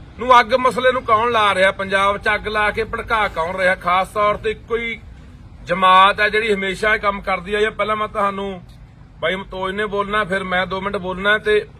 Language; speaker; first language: Punjabi; native; Punjabi